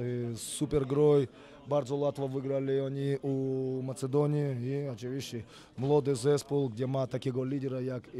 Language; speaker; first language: Polish; non-native, fluent; Russian